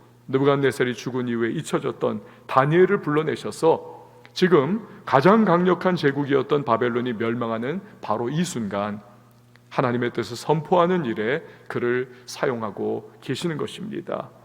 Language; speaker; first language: Korean; native; Korean